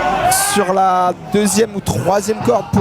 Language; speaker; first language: French; native; French